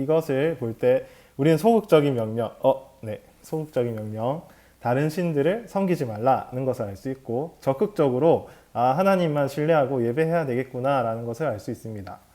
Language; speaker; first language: Korean; native; Korean